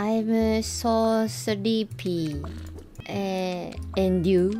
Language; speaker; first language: English; non-native, learner; Japanese